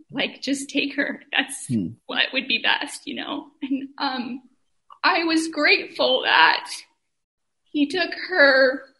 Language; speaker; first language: English; native; English